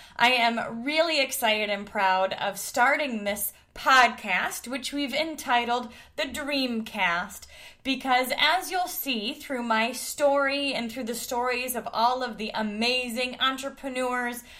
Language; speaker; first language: English; native; English